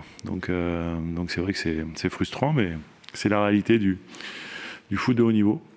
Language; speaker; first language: French; native; French